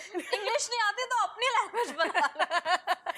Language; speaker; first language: Hindi; native; Hindi